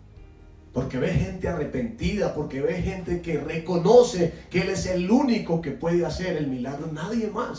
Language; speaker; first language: Spanish; native; Spanish